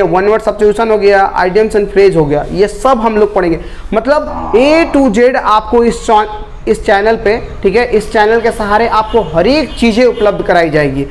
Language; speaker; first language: Hindi; native; Hindi